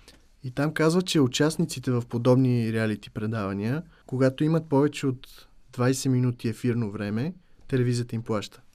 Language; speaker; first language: Bulgarian; native; Bulgarian